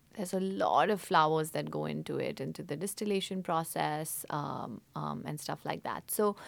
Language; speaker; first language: English; non-native, local second language; Hindi